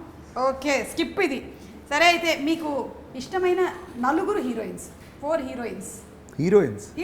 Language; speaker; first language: Telugu; native; Telugu